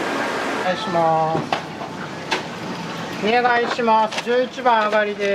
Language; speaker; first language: Japanese; native; Japanese